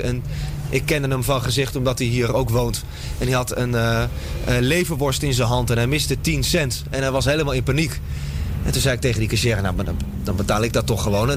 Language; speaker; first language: Dutch; native; Dutch